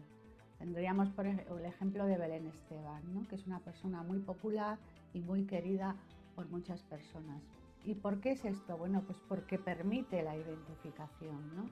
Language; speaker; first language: Spanish; native; Spanish